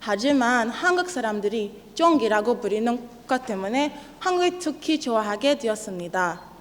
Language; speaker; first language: Korean; non-native, learner; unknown